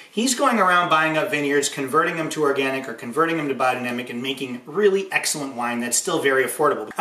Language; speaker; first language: English; native; English